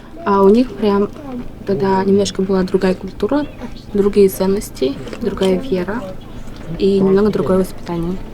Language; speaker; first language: Russian; non-native, local second language; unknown